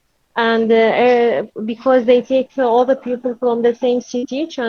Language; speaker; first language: English; non-native, learner; Arabic